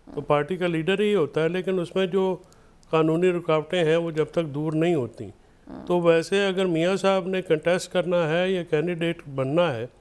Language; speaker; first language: Urdu; native; Urdu